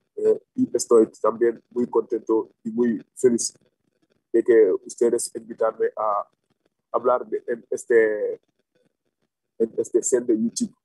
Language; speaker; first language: Spanish; non-native, learner; Wolof